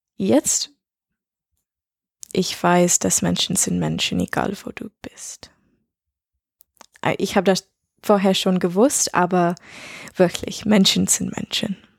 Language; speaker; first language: German; non-native, learner; English